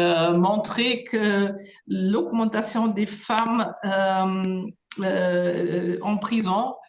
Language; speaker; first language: French; non-native, fluent; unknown